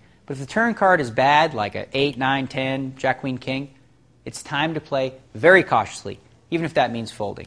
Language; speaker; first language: English; native; English